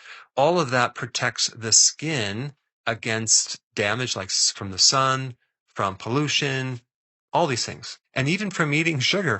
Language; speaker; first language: English; native; English